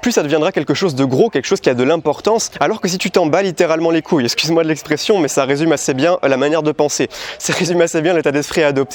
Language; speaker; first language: French; native; French